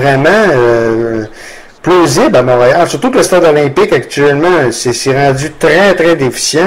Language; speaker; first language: French; native; French